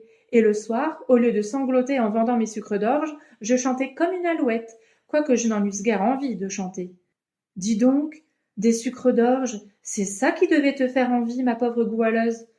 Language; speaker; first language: French; native; French